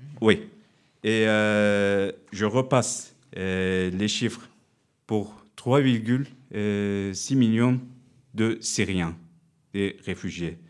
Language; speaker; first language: French; non-native, fluent; Turkish